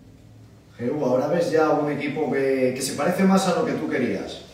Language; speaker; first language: Spanish; native; Spanish